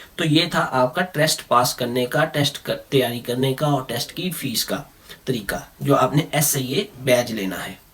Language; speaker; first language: Urdu; non-native, local second language; Punjabi